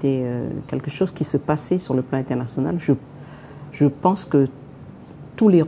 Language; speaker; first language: French; non-native, local second language; Malagasy